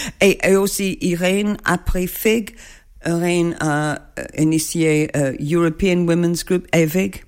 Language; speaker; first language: French; non-native, learner; English